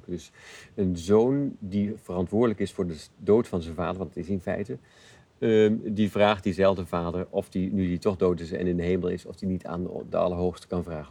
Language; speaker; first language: Dutch; native; Dutch